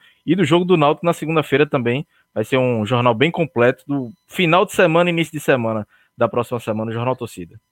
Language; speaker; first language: Portuguese; native; Portuguese